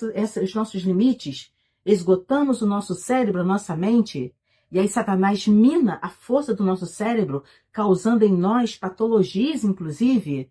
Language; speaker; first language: Portuguese; native; Portuguese